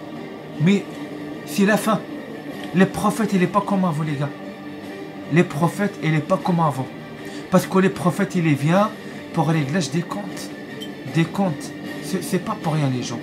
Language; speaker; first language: French; non-native, learner; Arabic